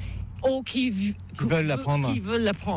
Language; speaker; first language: French; non-native, local second language; English